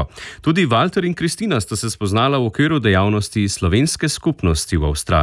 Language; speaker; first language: Slovenian; native; Slovenian